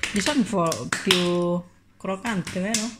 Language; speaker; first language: Italian; non-native, learner; Indonesian